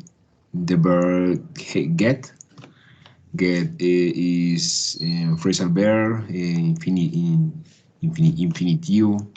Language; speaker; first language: English; non-native, learner; Spanish